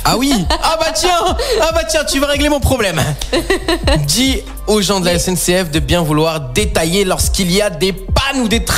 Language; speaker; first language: French; native; French